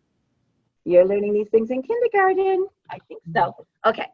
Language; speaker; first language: English; native; English